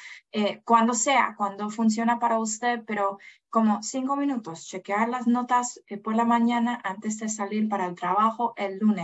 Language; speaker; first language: Spanish; non-native, fluent; English